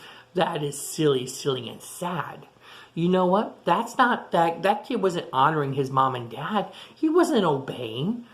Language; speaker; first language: English; native; English